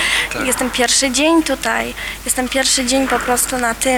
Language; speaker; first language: Polish; native; Polish